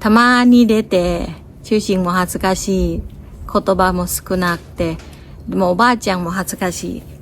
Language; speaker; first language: Japanese; non-native, learner; Thai